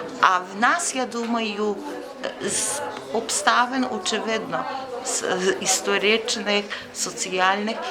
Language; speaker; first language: Ukrainian; early bilingual, heritage; Ukrainian